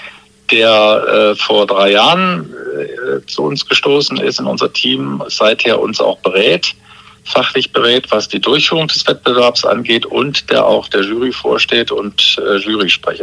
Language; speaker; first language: German; native; German